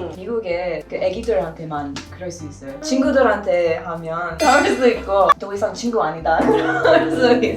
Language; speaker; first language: Korean; non-native, fluent; English